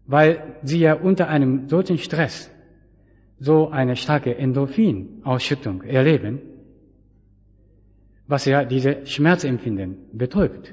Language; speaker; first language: German; non-native, fluent; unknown